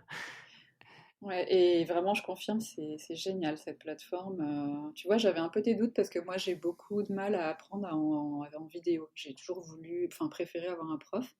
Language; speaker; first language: French; native; French